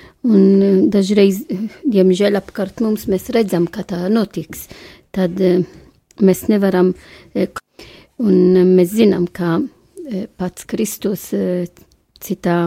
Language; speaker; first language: Latvian; non-native, fluent; Maltese